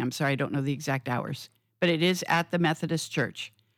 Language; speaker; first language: English; native; English